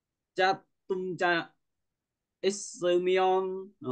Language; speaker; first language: Korean; non-native, learner; Vietnamese